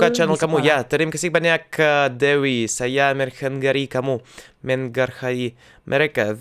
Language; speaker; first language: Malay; non-native, learner; Russian